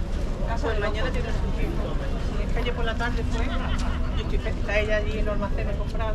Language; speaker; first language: Spanish; native; Spanish